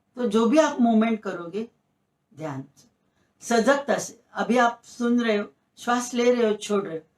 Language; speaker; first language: Hindi; non-native, local second language; Marathi